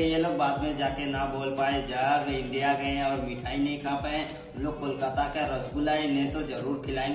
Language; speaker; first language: Hindi; native; Hindi